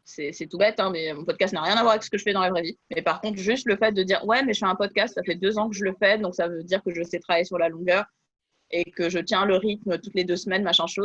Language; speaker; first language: French; native; French